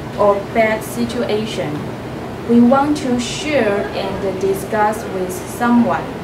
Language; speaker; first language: English; non-native, learner; Chinese